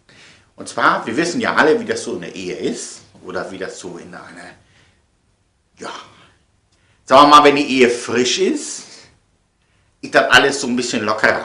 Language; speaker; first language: German; native; German